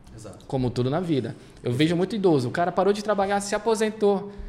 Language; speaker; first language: Portuguese; native; Portuguese